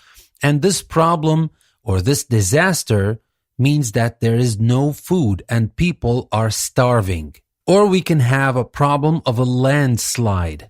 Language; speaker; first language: English; non-native, fluent; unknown